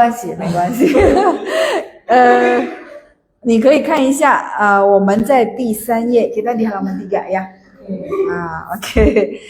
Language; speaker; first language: Chinese; non-native, fluent; Indonesian